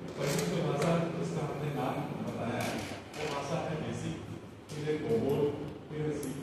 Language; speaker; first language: Hindi; native; Hindi